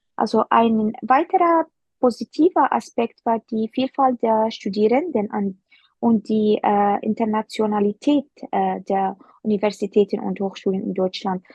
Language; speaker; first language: German; non-native, fluent; Arabic